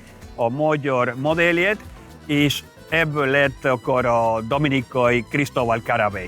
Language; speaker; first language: Hungarian; non-native, fluent; Spanish